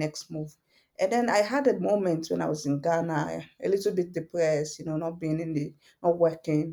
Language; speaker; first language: English; non-native, local second language; Fula